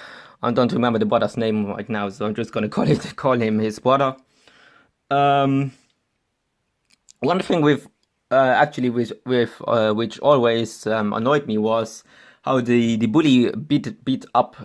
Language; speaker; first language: English; non-native, fluent; German